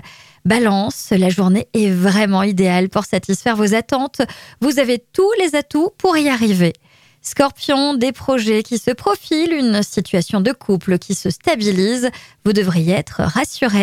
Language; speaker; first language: French; native; French